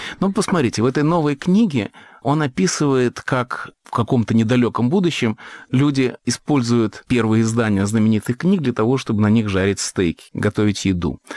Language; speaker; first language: Russian; native; Russian